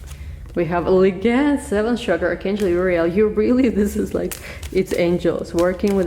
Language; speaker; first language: English; non-native, fluent; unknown